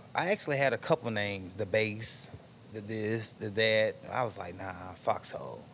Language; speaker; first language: English; native; English